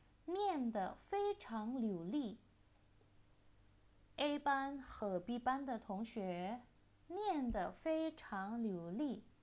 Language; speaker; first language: Chinese; non-native, fluent; Indonesian